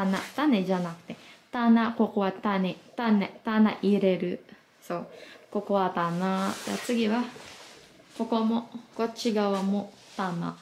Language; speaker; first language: Japanese; non-native, learner; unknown